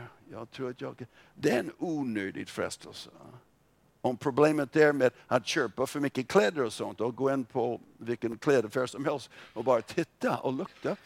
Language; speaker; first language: Swedish; non-native, fluent; English